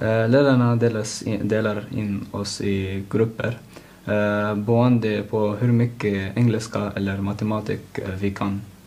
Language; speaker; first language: Swedish; non-native, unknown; Arabic